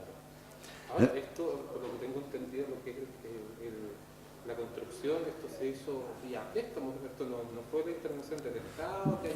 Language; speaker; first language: Spanish; native; Spanish